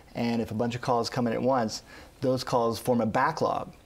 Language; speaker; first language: English; native; English